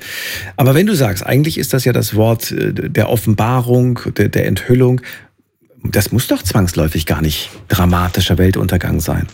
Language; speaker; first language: German; native; German